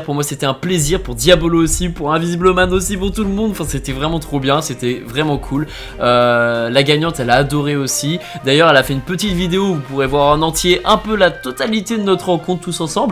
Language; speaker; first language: French; native; French